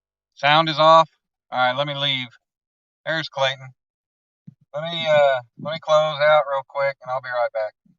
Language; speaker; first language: English; native; English